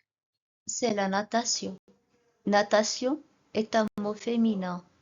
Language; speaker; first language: French; non-native, local second language; Arabic